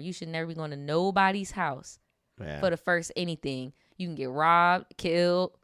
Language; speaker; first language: English; native; English